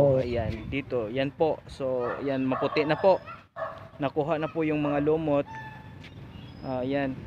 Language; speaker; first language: Filipino; non-native, local second language; Cebuano